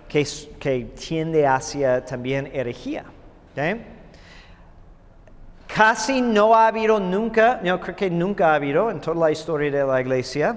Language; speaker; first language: Spanish; non-native, fluent; English